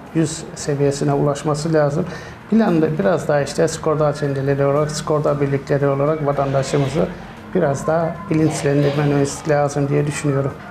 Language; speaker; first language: Turkish; native; Turkish